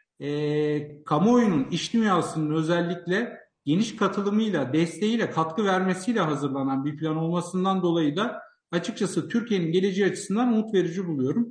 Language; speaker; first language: Turkish; native; Turkish